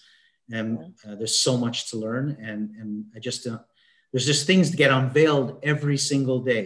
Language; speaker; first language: English; native; English